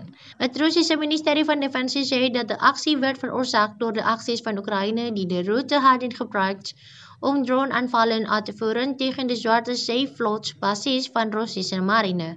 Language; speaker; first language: Dutch; non-native, fluent; Indonesian